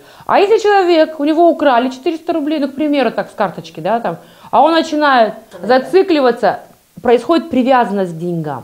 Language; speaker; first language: Russian; native; Russian